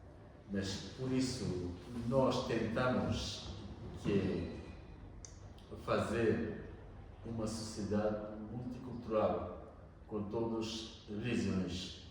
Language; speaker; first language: Portuguese; non-native, learner; Bangla